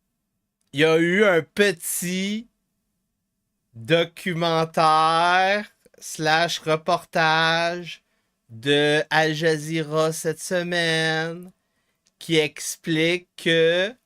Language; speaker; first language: French; native; French